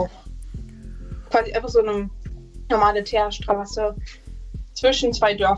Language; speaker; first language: German; native; German